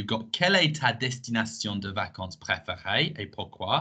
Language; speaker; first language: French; non-native, fluent; English